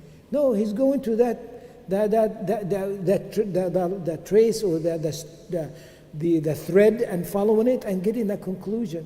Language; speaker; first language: English; non-native, fluent; Arabic